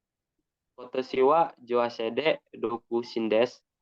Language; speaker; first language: Japanese; non-native, learner; Indonesian